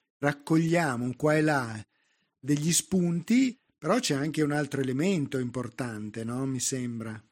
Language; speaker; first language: Italian; native; Italian